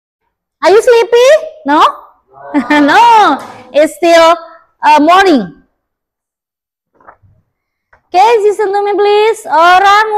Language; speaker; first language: English; non-native, learner; Indonesian